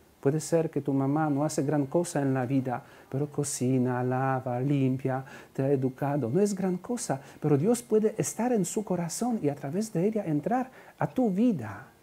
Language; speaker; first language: Spanish; non-native, fluent; Polish